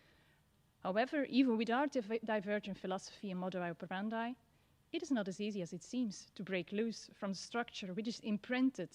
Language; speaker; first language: English; non-native, fluent; Dutch